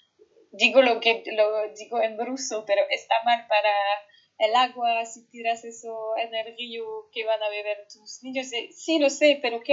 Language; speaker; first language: Spanish; non-native, fluent; French